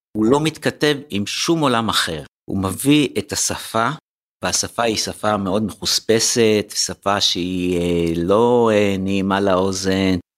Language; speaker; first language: Hebrew; native; Hebrew